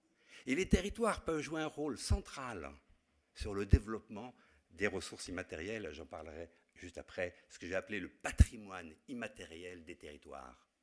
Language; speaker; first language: French; native; French